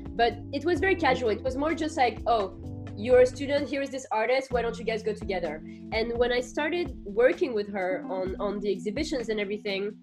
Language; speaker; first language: English; non-native, fluent; French